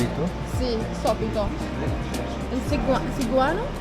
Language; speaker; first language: Italian; non-native, learner; Arabic